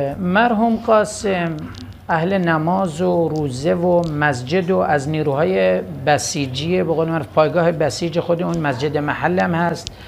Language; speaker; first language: Persian; non-native, local second language; Arabic